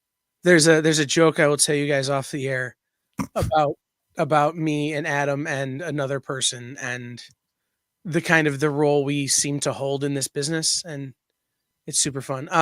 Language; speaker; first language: English; native; English